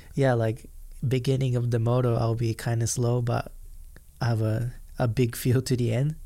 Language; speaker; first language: English; non-native, fluent; Japanese